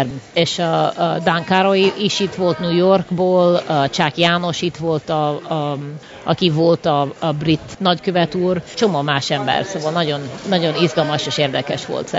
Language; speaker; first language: Hungarian; early bilingual, heritage; Hungarian